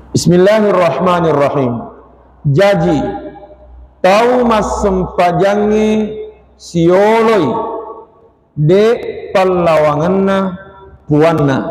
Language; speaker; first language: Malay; non-native, local second language; Buginese